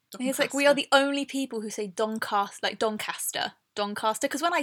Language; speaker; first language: English; native; English